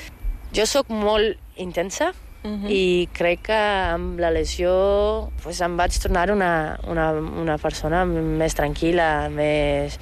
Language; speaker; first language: Catalan; non-native, fluent; Portuguese